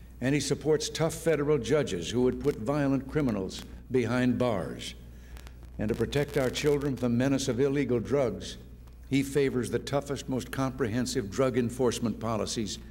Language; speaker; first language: English; native; English